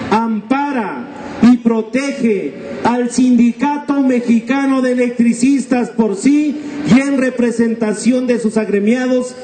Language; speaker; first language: Spanish; native; Spanish